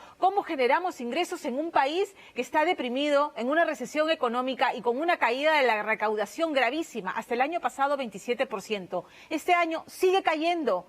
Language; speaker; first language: Spanish; native; Spanish